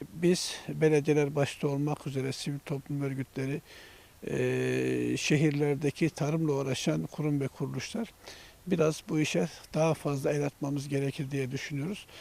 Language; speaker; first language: Turkish; native; Turkish